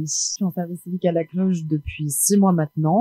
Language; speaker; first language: French; native; French